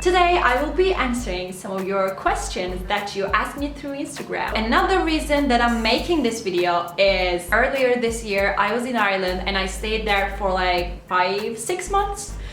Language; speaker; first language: English; non-native, fluent; Turkish